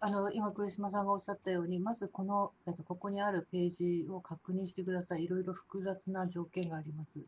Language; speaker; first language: Japanese; native; Japanese